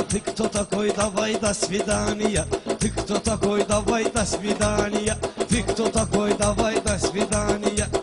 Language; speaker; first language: Russian; non-native, learner; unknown